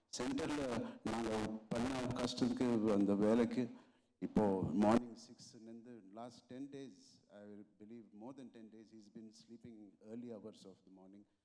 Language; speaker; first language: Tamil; non-native, local second language; Telugu